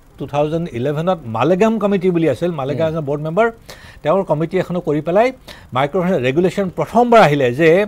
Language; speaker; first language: Assamese; native; Assamese